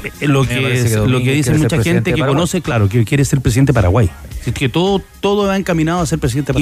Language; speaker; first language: Spanish; native; Spanish